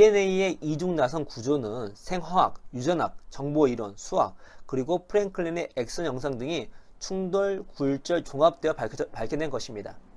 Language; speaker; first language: Korean; native; Korean